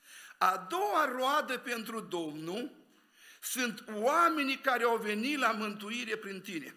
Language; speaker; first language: Romanian; native; Romanian